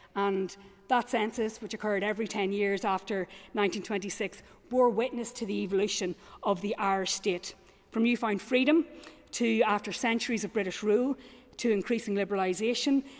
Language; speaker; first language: English; native; English